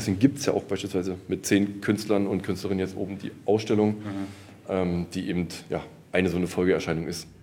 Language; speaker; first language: German; native; German